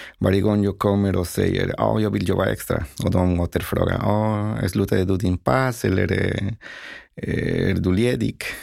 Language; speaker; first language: Swedish; non-native, learner; Spanish